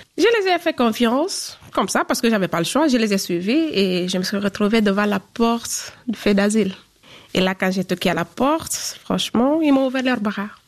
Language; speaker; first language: French; non-native, local second language; Fula